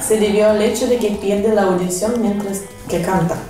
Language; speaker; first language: Spanish; non-native, learner; Russian